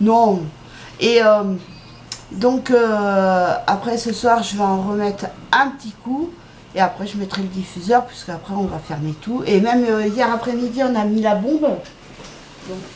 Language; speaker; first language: French; native; French